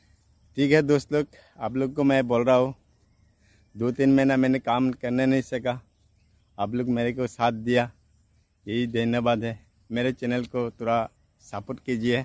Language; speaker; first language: Hindi; non-native, local second language; Bangla